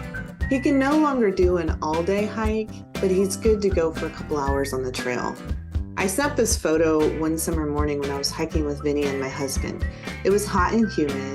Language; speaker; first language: English; native; English